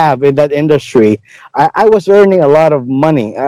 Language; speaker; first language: English; non-native, local second language; Hiligaynon